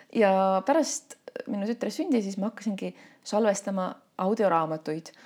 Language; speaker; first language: Estonian; non-native, local second language; Russian